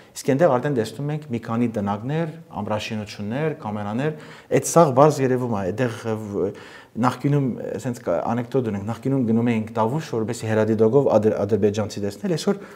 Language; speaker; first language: Armenian; early bilingual, heritage; Armenian